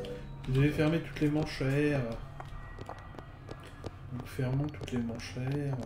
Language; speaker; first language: French; native; French